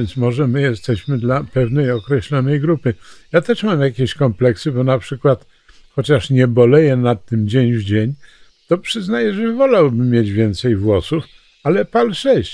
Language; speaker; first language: Polish; native; Polish